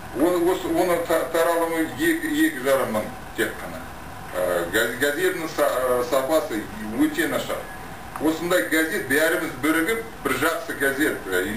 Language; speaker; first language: Kazakh; non-native, local second language; Russian